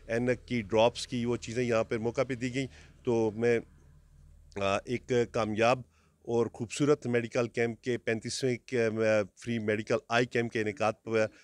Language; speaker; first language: Urdu; non-native, local second language; Northern Hindko